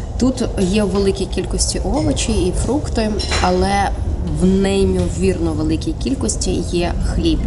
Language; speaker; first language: Ukrainian; native; Ukrainian